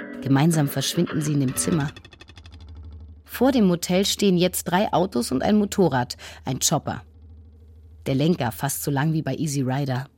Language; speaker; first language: German; native; German